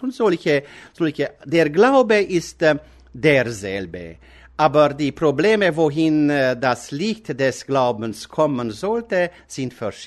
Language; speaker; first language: German; non-native, fluent; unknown